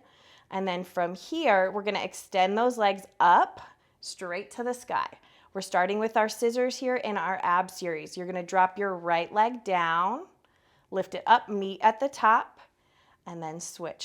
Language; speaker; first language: English; native; English